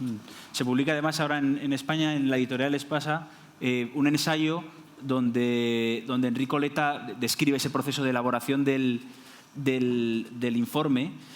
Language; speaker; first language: Spanish; native; Spanish